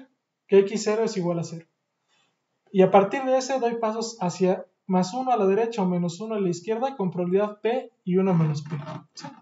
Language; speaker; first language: Spanish; native; Spanish